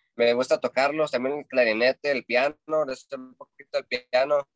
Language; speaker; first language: Spanish; early bilingual, heritage; Spanish